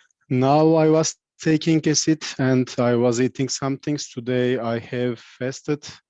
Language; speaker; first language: English; non-native, learner; Turkish